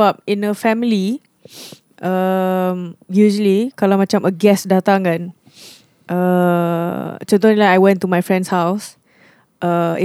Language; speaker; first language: English; non-native, local second language; Malay